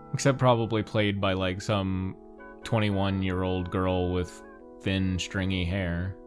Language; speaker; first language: English; native; English